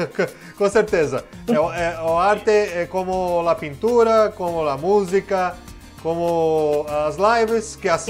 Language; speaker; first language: Spanish; non-native, learner; Portuguese